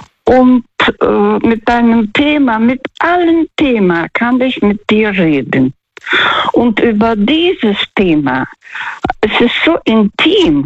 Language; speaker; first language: German; non-native, fluent; Russian